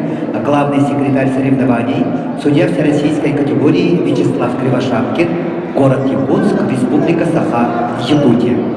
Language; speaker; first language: Russian; native; Russian